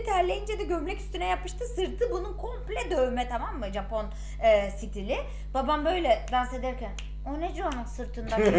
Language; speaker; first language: Turkish; native; Turkish